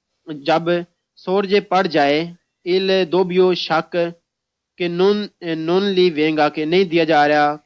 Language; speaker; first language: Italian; non-native, learner; Urdu